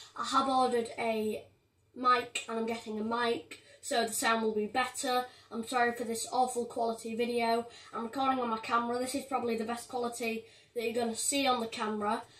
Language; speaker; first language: English; native; English